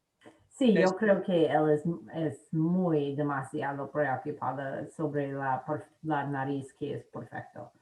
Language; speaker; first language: Spanish; non-native, learner; English